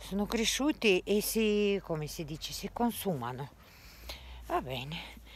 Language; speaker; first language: Italian; non-native, fluent; Russian